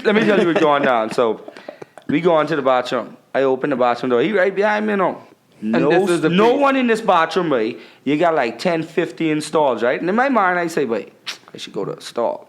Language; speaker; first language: English; native; English